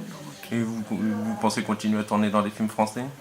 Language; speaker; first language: French; native; French